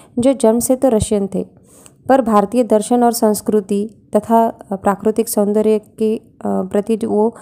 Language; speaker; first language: Hindi; non-native, local second language; Marathi